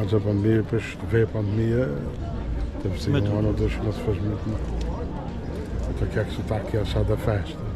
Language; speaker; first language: Portuguese; native; Portuguese